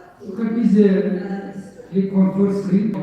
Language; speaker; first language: English; non-native, fluent; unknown